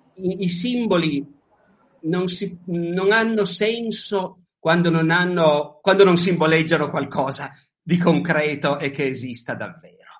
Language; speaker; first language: Italian; native; Italian